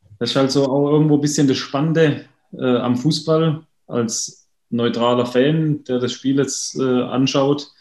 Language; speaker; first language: German; native; German